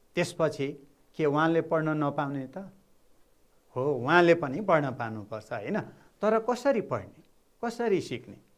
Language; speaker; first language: Nepali; non-native, local second language; Bhojpuri